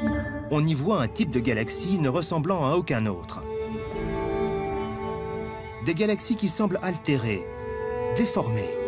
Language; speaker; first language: French; native; French